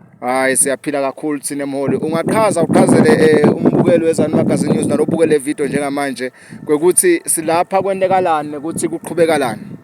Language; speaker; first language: Zulu; non-native, local second language; Swati